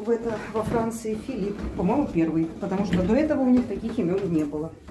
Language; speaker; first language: Russian; native; Russian